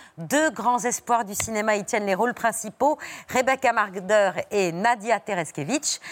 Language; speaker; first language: French; native; French